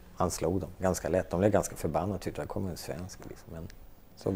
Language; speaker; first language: Swedish; native; Swedish